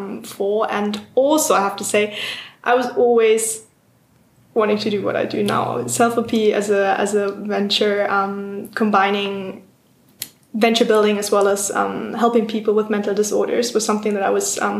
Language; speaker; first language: English; non-native, fluent; German